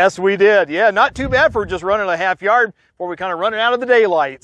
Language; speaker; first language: English; native; English